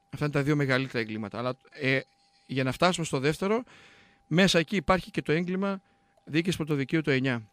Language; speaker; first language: Greek; native; Greek